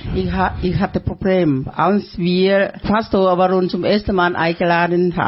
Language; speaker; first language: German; non-native, fluent; Thai